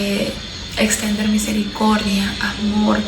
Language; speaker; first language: Spanish; native; Spanish